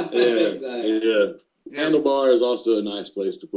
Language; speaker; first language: English; native; English